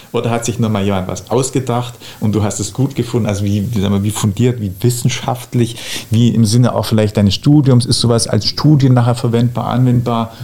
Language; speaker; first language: German; native; German